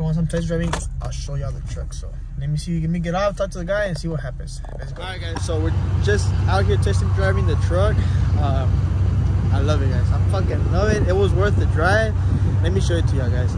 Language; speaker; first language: English; early bilingual, other home language; Spanish